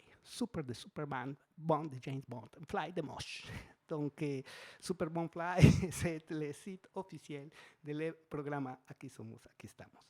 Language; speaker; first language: French; non-native, fluent; Spanish